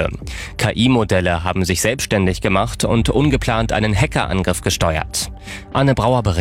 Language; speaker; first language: German; native; German